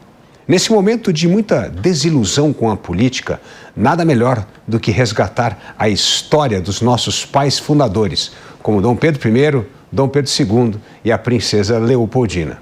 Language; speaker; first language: Portuguese; native; Portuguese